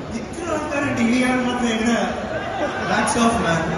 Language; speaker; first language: Malayalam; non-native, learner; Tamil